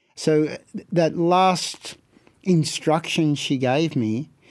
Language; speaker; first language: English; native; English